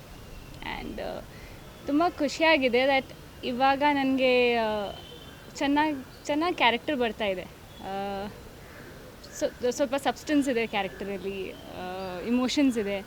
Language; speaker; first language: Kannada; non-native, fluent; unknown